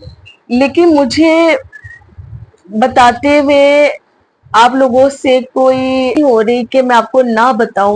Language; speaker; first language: Urdu; native; Urdu